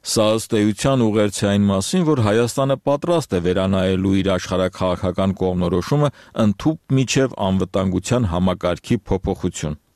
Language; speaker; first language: Armenian; native; Armenian